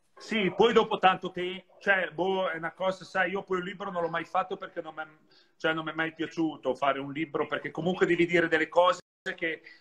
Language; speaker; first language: Italian; native; Italian